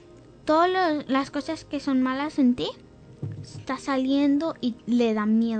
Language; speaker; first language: Spanish; early bilingual, heritage; English